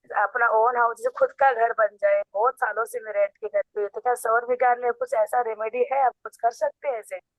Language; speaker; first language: Hindi; non-native, local second language; Kannada